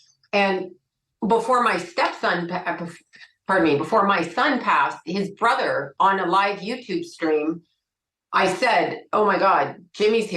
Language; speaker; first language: English; native; English